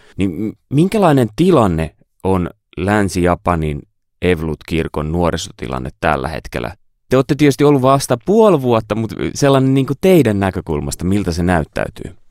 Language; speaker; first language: Finnish; native; Finnish